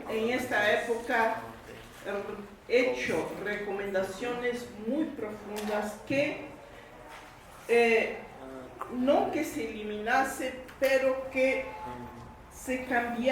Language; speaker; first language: Spanish; non-native, fluent; English